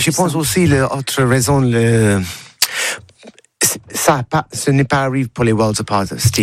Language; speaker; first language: French; non-native, learner; English